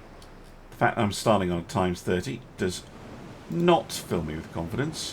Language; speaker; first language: English; native; English